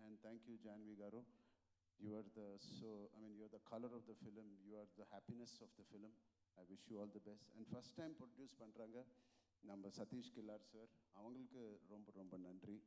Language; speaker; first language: Tamil; non-native, learner; Telugu